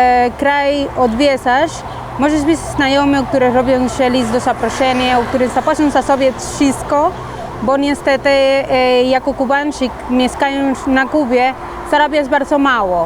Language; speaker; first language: Polish; non-native, fluent; Spanish